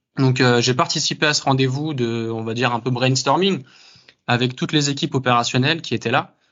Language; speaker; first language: French; native; French